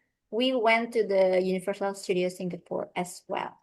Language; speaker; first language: English; non-native, fluent; Indonesian